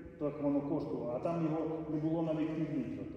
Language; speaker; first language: Polish; non-native, learner; Ukrainian